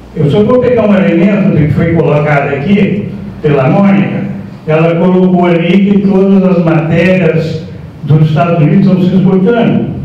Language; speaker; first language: Portuguese; native; Portuguese